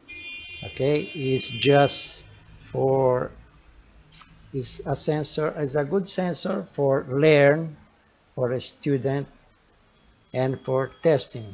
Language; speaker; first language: English; non-native, learner; Portuguese